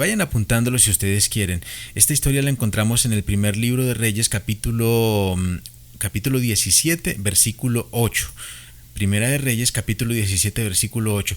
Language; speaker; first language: Spanish; native; Spanish